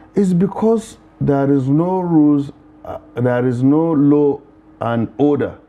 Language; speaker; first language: English; non-native, local second language; Hausa